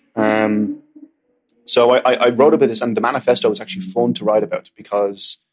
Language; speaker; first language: English; native; English